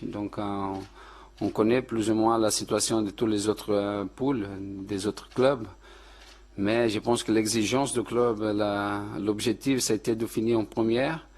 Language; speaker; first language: French; non-native, fluent; Portuguese